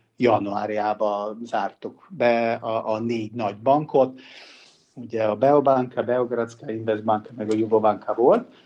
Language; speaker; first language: Hungarian; non-native, local second language; Serbian